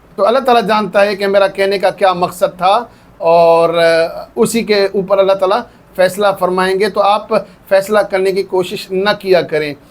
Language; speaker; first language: Urdu; non-native, local second language; Sindhi